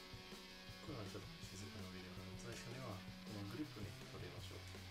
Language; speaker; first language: Japanese; non-native, learner; English